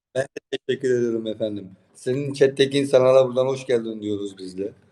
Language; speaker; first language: Turkish; native; Turkish